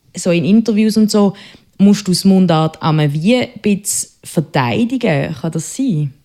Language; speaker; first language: German; native; German